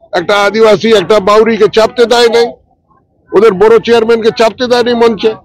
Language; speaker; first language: Bangla; non-native, local second language; Punjabi